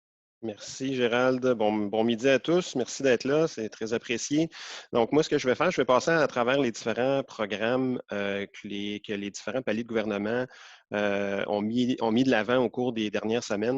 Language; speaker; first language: French; native; French